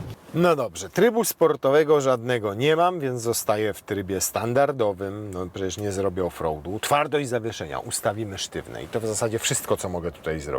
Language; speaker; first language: Polish; native; Polish